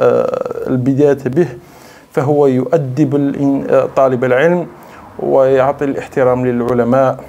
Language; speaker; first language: Arabic; non-native, fluent; French